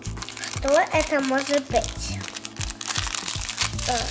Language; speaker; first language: Russian; early bilingual, heritage; Russian